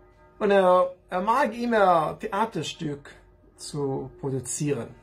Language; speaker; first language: German; non-native, learner; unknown